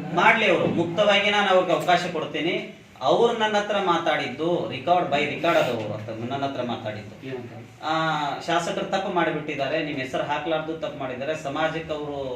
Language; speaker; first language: Kannada; non-native, local second language; Lambadi